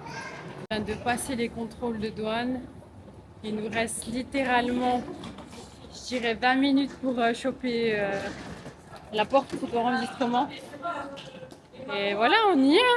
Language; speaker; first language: French; native; French